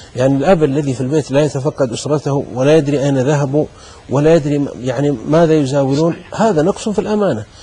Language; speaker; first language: Arabic; native; Arabic